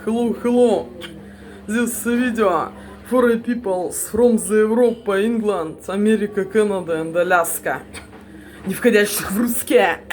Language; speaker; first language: English; non-native, learner; Russian